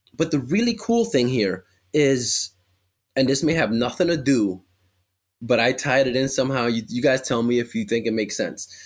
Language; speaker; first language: English; early bilingual, other home language; Spanish